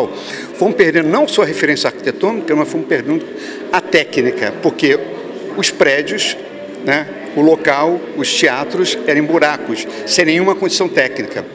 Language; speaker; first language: Portuguese; native; Portuguese